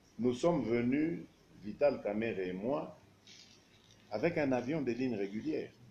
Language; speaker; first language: French; non-native, local second language; Luba-Lulua